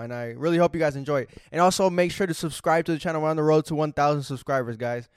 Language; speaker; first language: English; early bilingual, other home language; Spanish